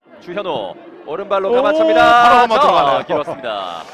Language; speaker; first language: Korean; native; Korean